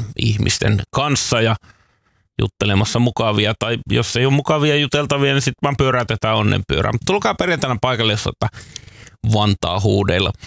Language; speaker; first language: Finnish; native; Finnish